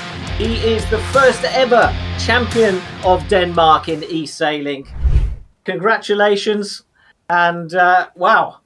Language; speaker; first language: English; native; English